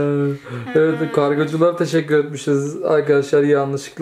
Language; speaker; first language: Turkish; native; Turkish